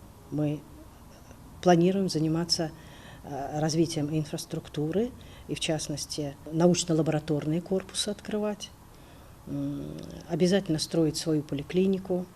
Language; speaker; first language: Russian; native; Russian